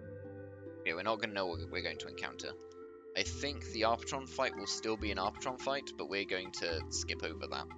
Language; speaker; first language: English; native; English